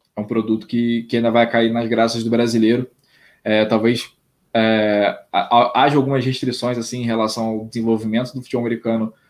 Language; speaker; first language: Portuguese; native; Portuguese